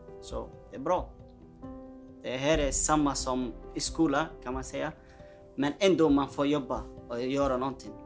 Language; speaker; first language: Swedish; early bilingual, other home language; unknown